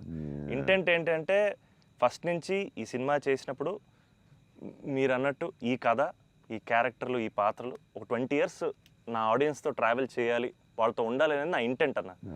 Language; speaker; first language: Telugu; native; Telugu